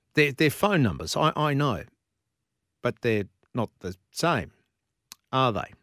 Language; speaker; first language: English; native; English